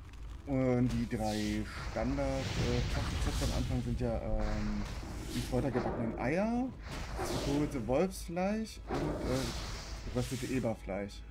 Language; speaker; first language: German; native; German